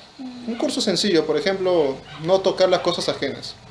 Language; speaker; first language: Spanish; native; Spanish